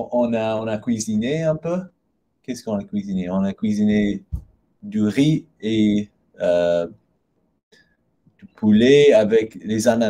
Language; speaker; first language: French; non-native, learner; English